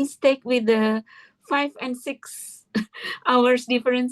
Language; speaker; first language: English; non-native, fluent; Indonesian